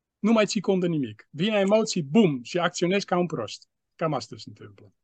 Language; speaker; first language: Romanian; non-native, fluent; Dutch